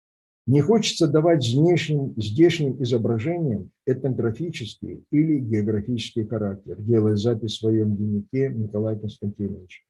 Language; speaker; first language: Russian; native; Russian